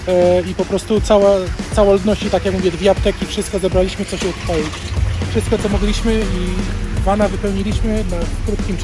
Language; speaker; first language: Polish; early bilingual, heritage; Polish